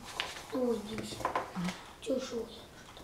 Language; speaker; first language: Chinese; early bilingual, heritage; Chinese